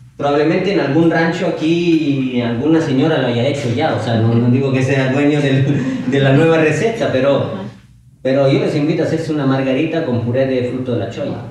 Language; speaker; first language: Spanish; non-native, fluent; Italian